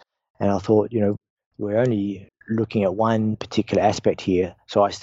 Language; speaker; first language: English; native; English